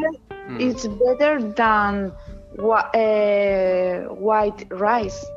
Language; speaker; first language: English; non-native, learner; Spanish